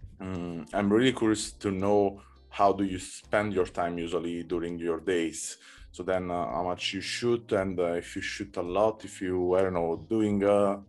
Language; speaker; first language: English; non-native, learner; Italian